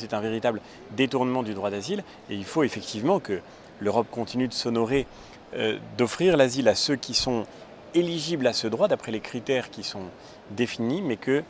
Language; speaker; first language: French; native; French